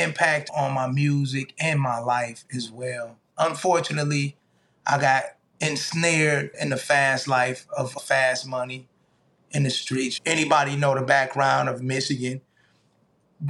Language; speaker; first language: English; native; English